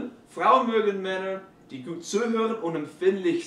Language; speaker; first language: German; non-native, learner; English